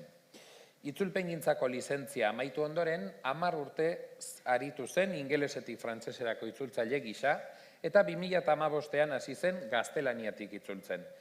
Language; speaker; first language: Basque; native; Basque